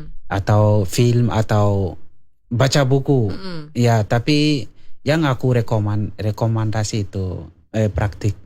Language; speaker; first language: Indonesian; non-native, learner; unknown